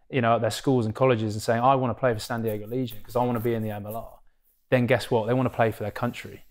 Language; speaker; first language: English; native; English